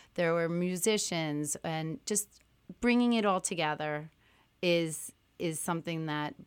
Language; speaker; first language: English; early bilingual, other home language; French